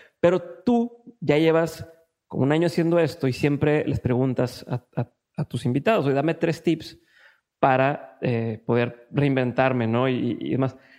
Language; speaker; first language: Spanish; native; Spanish